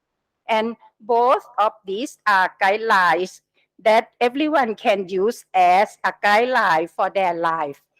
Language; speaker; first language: English; non-native, learner; Thai